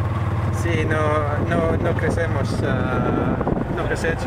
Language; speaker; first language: Spanish; non-native, learner; English